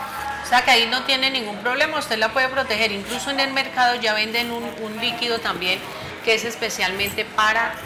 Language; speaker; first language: Spanish; native; Spanish